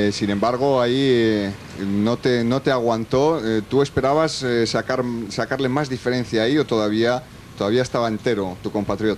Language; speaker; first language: Spanish; native; Spanish